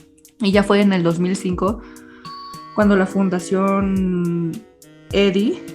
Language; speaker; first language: Spanish; native; Spanish